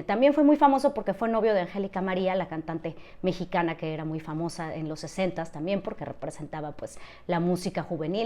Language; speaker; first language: Spanish; native; Spanish